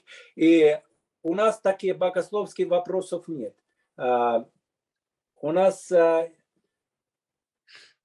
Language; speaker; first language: Russian; non-native, fluent; Finnish